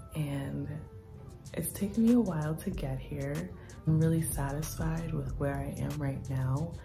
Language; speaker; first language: English; native; English